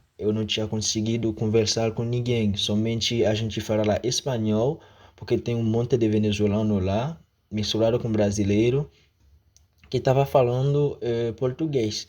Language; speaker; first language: Portuguese; non-native, fluent; Haitian Creole